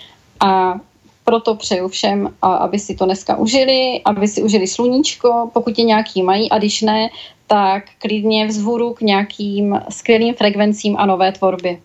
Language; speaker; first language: Czech; native; Czech